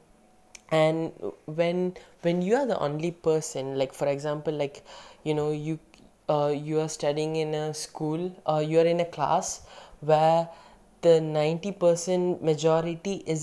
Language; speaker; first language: English; non-native, local second language; Tamil